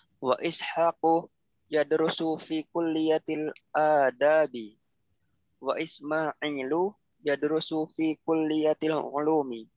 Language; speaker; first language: Arabic; non-native, learner; Indonesian